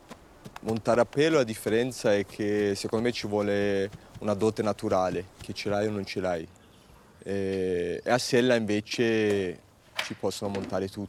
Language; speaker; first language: Italian; native; Italian